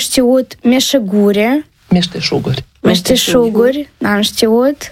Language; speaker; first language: Romanian; non-native, local second language; Ukrainian